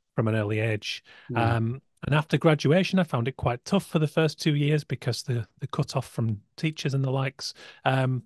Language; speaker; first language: English; native; English